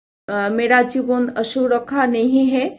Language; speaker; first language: Hindi; non-native, learner; Bangla